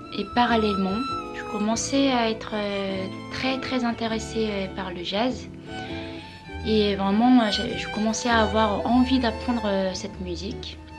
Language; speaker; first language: French; non-native, fluent; Korean